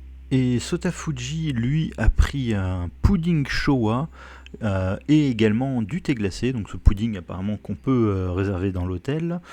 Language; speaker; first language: French; native; French